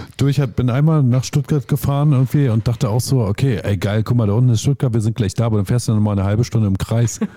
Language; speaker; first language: German; native; German